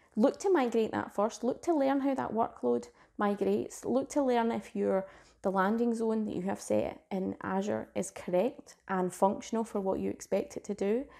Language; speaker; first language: English; native; English